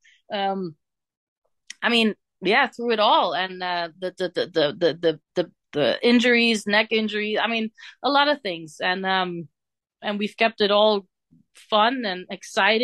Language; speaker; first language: English; non-native, fluent; Dutch